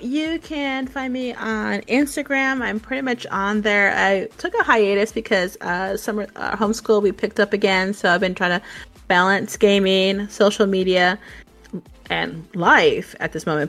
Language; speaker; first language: English; native; English